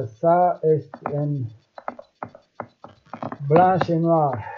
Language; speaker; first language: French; non-native, learner; Romanian